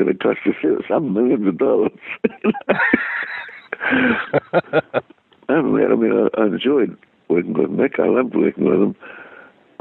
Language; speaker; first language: English; native; English